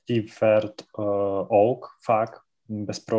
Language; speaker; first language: Dutch; non-native, learner; Czech